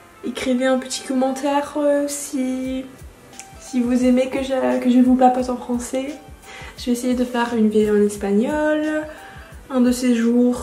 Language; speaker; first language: French; non-native, fluent; Finnish